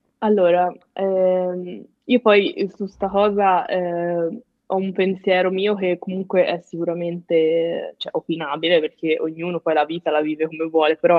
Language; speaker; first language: Italian; native; Italian